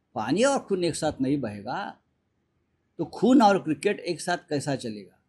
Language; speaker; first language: Hindi; non-native, local second language; Marathi